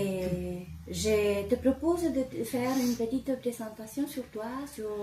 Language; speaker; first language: French; non-native, fluent; Spanish